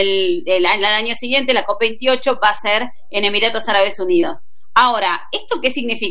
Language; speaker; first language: Spanish; native; Spanish